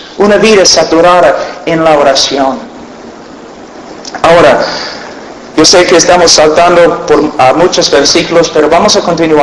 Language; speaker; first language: Spanish; non-native, fluent; English